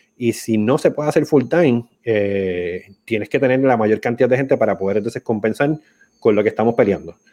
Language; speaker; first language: Spanish; native; Spanish